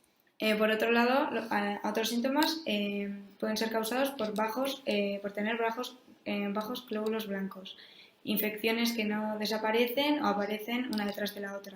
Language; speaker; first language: Spanish; native; Spanish